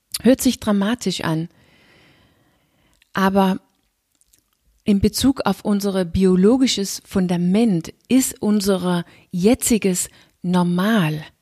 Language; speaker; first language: German; non-native, fluent; Danish